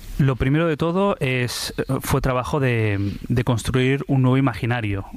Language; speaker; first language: Spanish; early bilingual, other home language; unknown